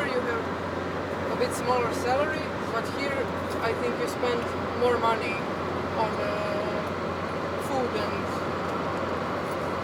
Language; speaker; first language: English; non-native, fluent; Croatian